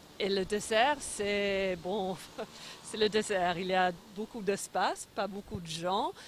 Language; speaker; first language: French; non-native, fluent; English